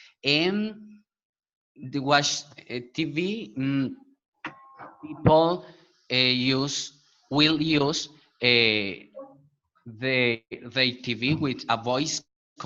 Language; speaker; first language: English; non-native, learner; Spanish